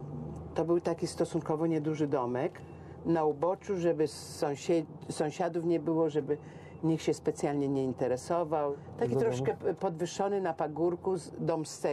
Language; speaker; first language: Polish; native; Polish